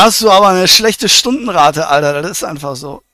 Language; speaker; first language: German; native; German